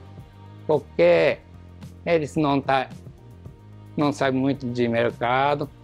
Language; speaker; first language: Portuguese; non-native, learner; Japanese